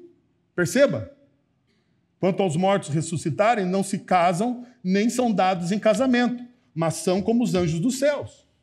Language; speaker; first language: Portuguese; native; Portuguese